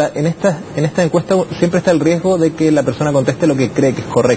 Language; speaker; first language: Spanish; native; Spanish